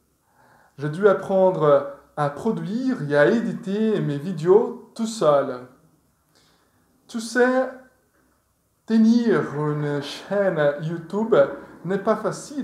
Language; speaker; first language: French; non-native, fluent; Portuguese